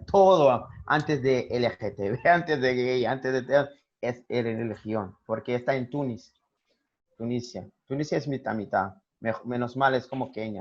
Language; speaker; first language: Spanish; non-native, learner; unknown